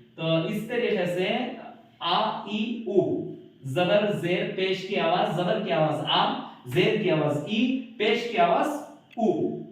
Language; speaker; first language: Urdu; native; Urdu